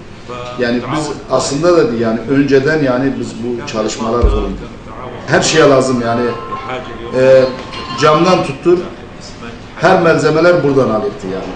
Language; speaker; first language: Turkish; non-native, fluent; Arabic